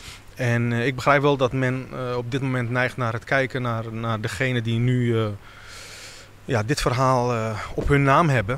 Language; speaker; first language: Dutch; native; Dutch